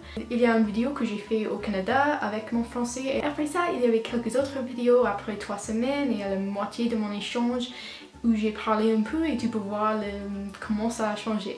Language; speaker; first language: French; non-native, learner; English